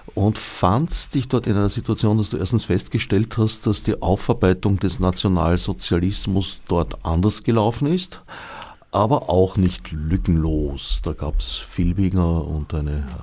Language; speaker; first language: German; native; German